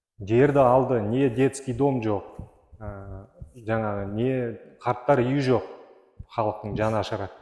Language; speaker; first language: Kazakh; native; Kazakh